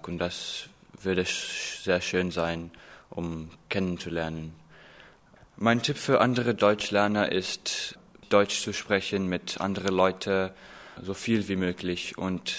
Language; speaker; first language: German; non-native, fluent; English